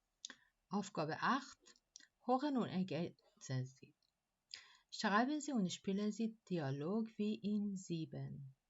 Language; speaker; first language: German; non-native, fluent; Persian